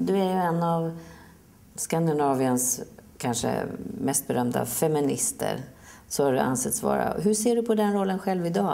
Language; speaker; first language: Swedish; native; Swedish